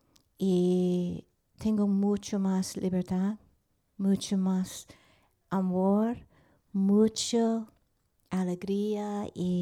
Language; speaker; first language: Spanish; non-native, learner; English